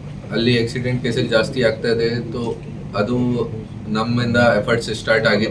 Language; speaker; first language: Kannada; non-native, local second language; Hindi